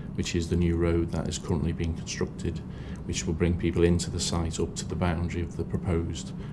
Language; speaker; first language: English; native; English